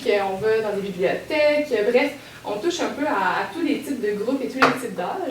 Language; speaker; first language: French; native; French